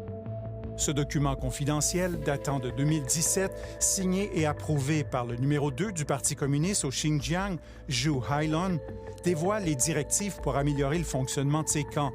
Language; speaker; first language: French; native; French